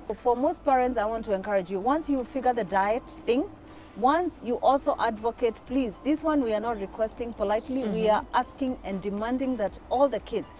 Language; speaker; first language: English; non-native, local second language; Kikuyu